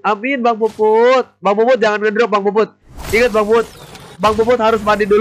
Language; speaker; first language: Indonesian; native; Indonesian